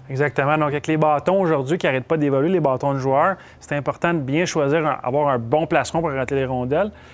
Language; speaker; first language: French; native; French